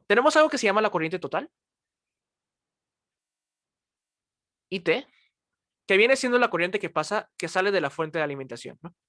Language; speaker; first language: Spanish; native; Spanish